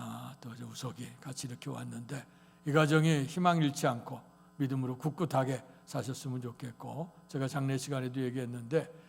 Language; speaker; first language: Korean; native; Korean